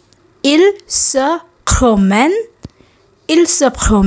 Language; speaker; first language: French; non-native, fluent; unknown